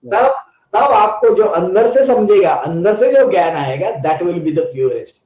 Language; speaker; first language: Hindi; non-native, local second language; Marathi